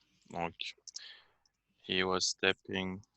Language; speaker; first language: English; non-native, fluent; French